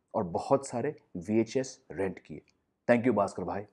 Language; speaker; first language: Hindi; non-native, local second language; English